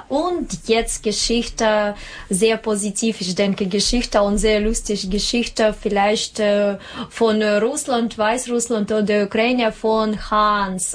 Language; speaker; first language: German; non-native, learner; Russian